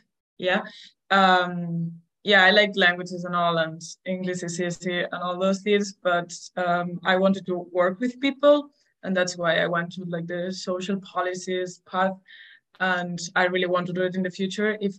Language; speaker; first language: English; non-native, fluent; Spanish